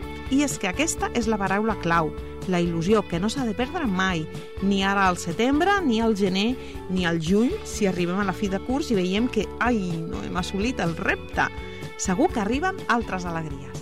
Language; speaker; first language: Catalan; native; Catalan